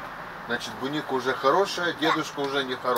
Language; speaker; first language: Russian; non-native, local second language; Romanian